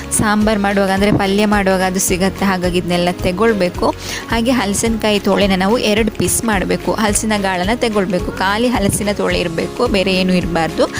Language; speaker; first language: Kannada; non-native, local second language; Tulu